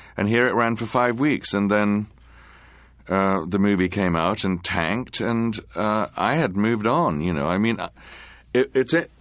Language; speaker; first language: English; native; English